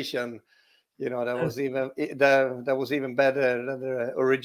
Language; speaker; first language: English; non-native, fluent; Swedish